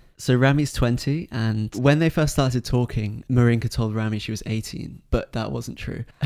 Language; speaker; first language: English; native; English